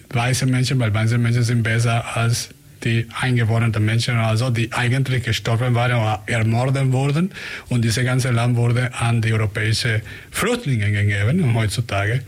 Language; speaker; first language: German; non-native, fluent; Spanish